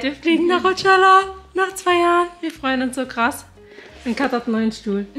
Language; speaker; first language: German; native; German